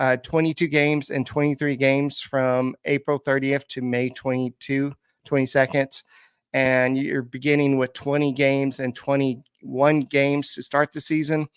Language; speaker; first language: English; native; English